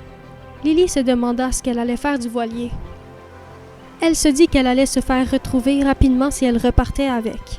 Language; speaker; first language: French; native; French